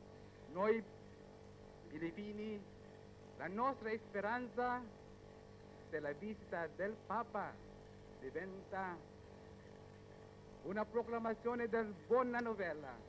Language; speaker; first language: Italian; non-native, fluent; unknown